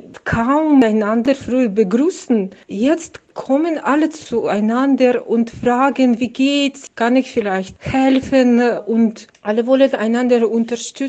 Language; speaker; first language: German; non-native, fluent; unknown